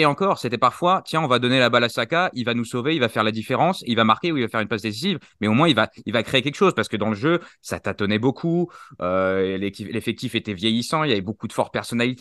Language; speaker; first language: French; native; French